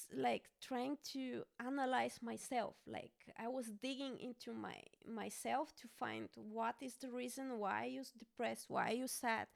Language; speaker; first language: English; non-native, fluent; Bulgarian